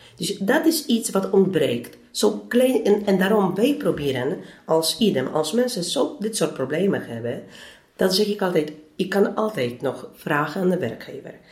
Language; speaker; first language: Dutch; non-native, fluent; Polish